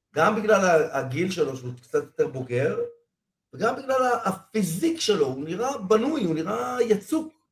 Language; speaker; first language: Hebrew; non-native, fluent; Spanish